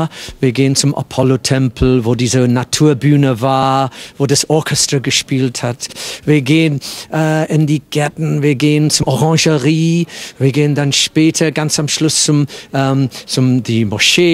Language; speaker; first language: German; non-native, fluent; English